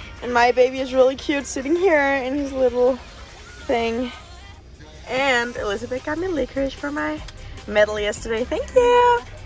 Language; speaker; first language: English; non-native, fluent; Danish